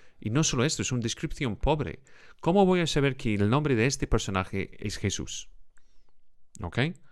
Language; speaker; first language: Spanish; non-native, fluent; English